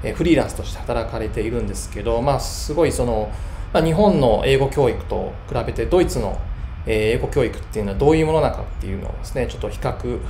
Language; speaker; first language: Japanese; native; Japanese